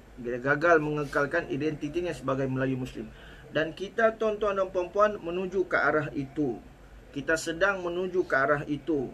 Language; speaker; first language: Malay; native; Malay